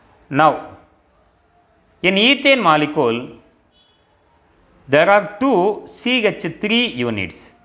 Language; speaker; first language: English; non-native, local second language; Tamil